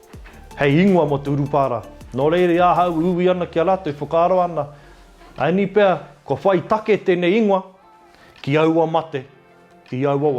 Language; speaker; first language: Māori; non-native, local second language; English